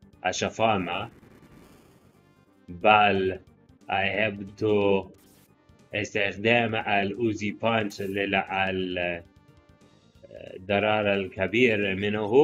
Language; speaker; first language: Arabic; non-native, learner; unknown